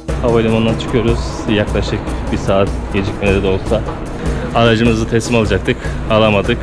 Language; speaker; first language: Turkish; native; Turkish